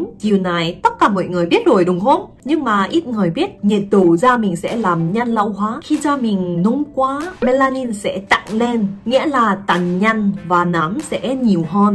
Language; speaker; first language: Vietnamese; non-native, fluent; Korean